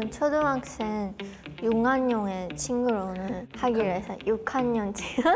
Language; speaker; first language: Korean; non-native, fluent; Japanese